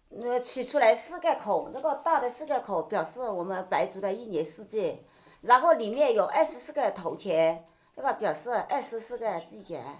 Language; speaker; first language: Chinese; non-native, local second language; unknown